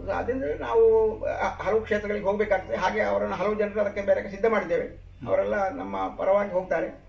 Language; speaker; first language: Kannada; non-native, local second language; Malayalam